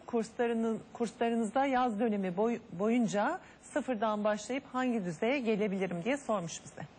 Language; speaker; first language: Turkish; native; Turkish